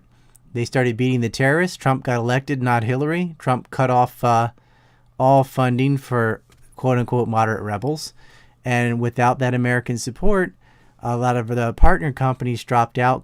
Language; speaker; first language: English; native; English